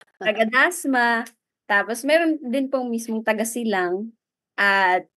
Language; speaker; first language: Filipino; native; Filipino